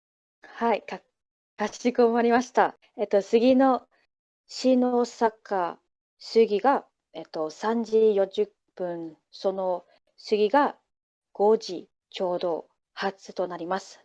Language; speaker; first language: Japanese; non-native, learner; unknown